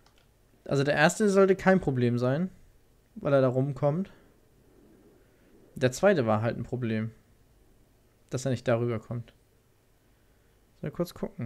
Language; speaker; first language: German; native; German